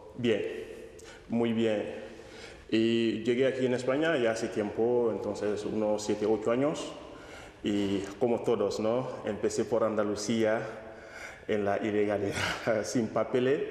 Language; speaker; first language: Spanish; non-native, fluent; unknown